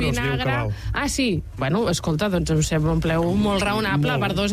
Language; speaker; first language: Catalan; native; Catalan